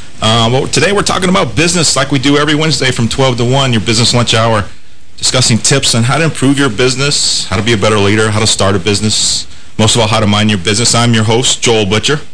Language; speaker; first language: English; native; English